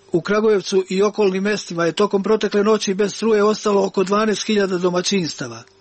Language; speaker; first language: Serbian; native; Serbian